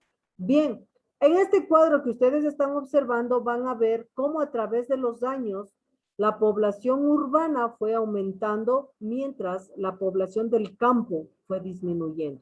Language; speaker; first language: Spanish; native; Spanish